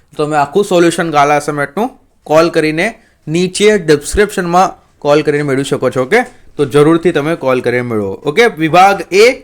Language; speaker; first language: Gujarati; non-native, local second language; Marathi